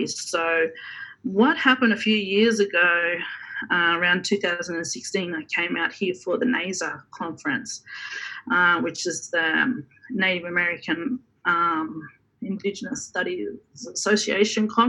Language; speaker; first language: English; native; English